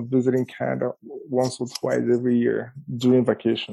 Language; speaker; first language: English; non-native, local second language; Igbo